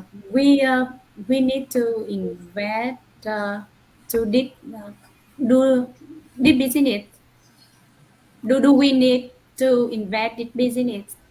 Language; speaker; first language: English; non-native, learner; Vietnamese